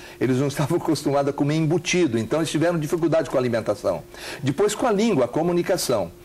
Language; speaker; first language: Portuguese; native; Portuguese